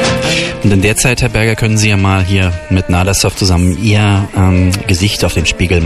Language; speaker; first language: German; native; German